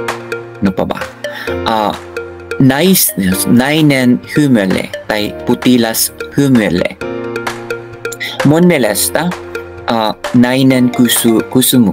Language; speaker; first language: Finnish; non-native, learner; Filipino